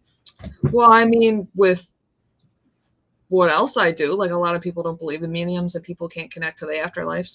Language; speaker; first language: English; native; English